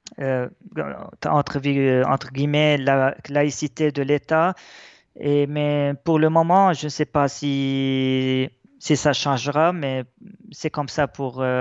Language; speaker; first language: French; non-native, local second language; Arabic